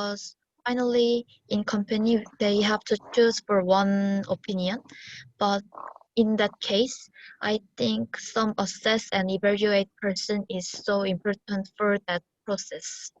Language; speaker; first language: English; non-native, learner; Korean